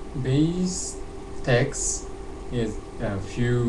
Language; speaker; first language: English; non-native, learner; Japanese